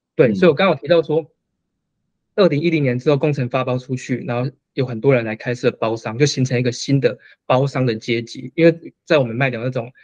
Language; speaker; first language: Chinese; native; Chinese